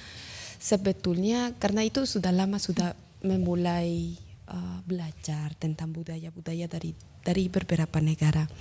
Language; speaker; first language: Indonesian; non-native, learner; Spanish